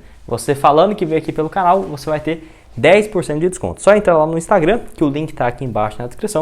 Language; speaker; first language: Portuguese; native; Portuguese